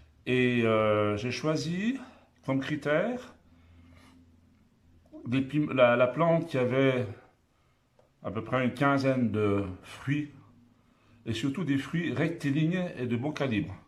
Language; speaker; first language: French; native; French